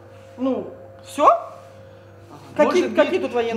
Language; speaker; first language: Russian; native; Russian